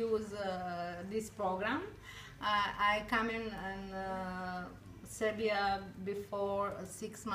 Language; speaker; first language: English; non-native, learner; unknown